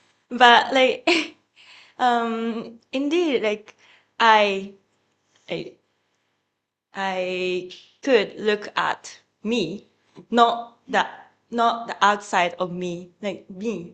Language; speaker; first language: English; non-native, learner; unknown